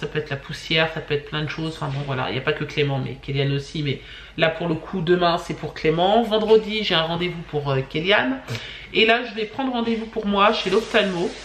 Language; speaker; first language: French; native; French